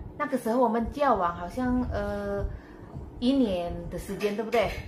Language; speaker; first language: Chinese; non-native, fluent; Indonesian